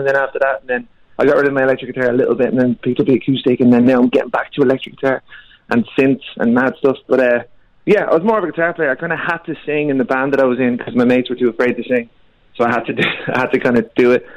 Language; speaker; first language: English; native; English